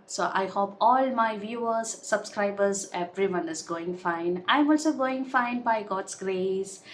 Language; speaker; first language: English; non-native, local second language; Malayalam